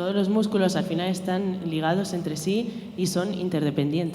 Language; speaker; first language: Spanish; native; Spanish